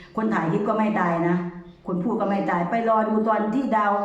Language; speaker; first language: Thai; non-native, local second language; Northeastern Thai